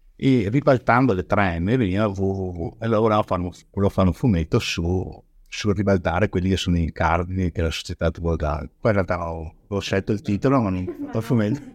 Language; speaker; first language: Italian; native; Italian